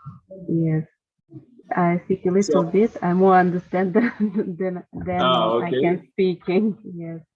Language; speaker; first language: English; non-native, learner; Russian